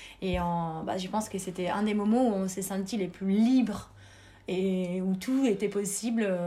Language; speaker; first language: French; non-native, fluent; Italian